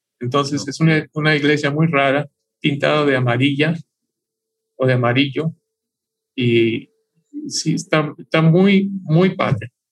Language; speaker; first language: Spanish; non-native, fluent; English